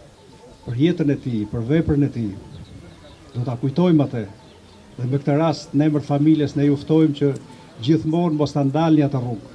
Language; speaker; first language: Albanian; native; Albanian